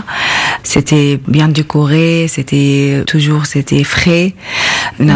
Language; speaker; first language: French; non-native, learner; Arabic